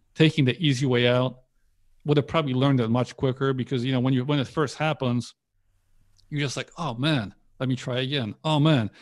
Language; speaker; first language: English; early bilingual, other home language; Polish